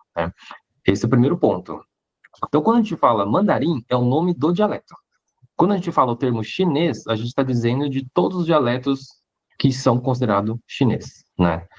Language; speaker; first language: Portuguese; early bilingual, other home language; Hakka Chinese